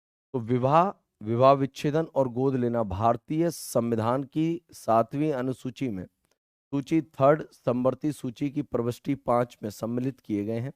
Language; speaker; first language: Hindi; native; Hindi